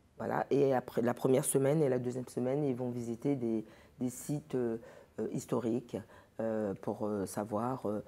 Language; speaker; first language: French; early bilingual, other home language; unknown